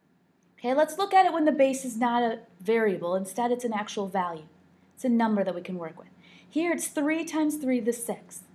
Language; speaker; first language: English; native; English